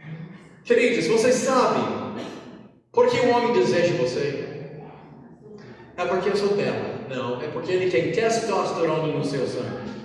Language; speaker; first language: Portuguese; non-native, fluent; English